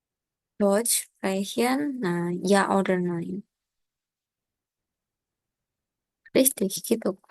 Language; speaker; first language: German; non-native, fluent; Indonesian